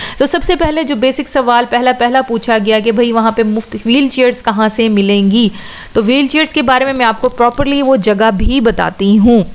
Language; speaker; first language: Urdu; non-native, local second language; Punjabi